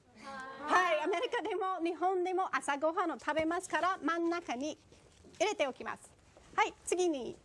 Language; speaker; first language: Japanese; non-native, fluent; English